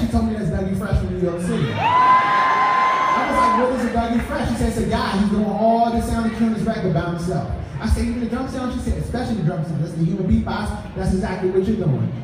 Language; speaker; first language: English; native; English